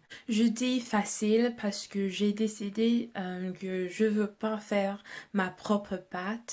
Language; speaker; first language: French; non-native, fluent; English